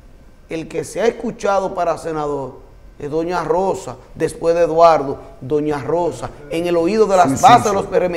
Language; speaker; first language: Spanish; native; Spanish